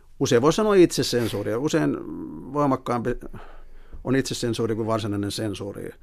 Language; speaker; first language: Finnish; native; Finnish